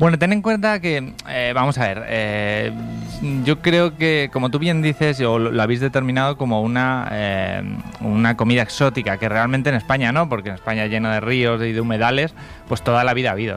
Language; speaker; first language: Spanish; native; Spanish